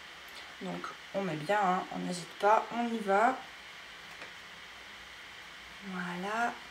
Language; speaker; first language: French; native; French